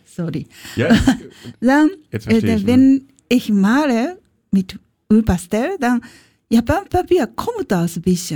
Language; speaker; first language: German; non-native, learner; Japanese